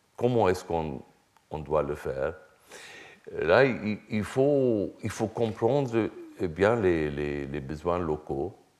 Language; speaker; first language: French; non-native, fluent; Swedish